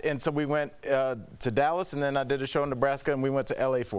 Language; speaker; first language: English; native; English